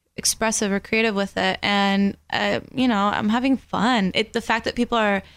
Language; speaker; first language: English; early bilingual, other home language; Spanish